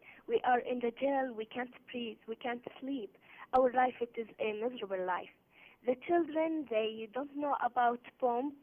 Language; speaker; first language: English; non-native, learner; Arabic